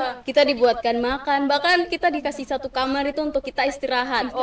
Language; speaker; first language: Indonesian; native; Indonesian